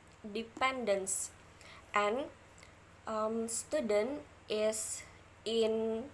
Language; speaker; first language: English; non-native, learner; Indonesian